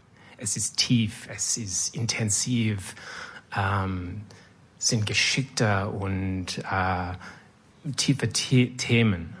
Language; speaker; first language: German; non-native, learner; French